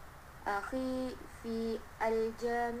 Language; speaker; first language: Arabic; non-native, learner; Malay